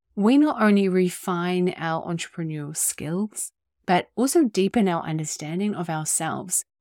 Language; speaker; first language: English; native; English